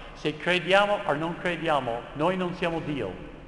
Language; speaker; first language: Italian; non-native, fluent; English